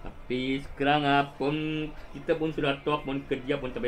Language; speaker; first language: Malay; non-native, local second language; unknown